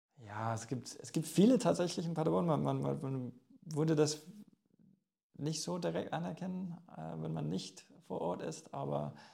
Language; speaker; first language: German; non-native, fluent; English